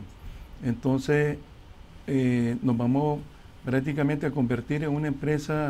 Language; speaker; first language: Spanish; native; Spanish